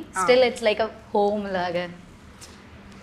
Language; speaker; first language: Telugu; non-native, learner; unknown